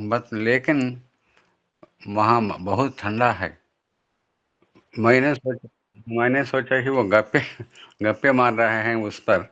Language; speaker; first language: Hindi; non-native, local second language; Telugu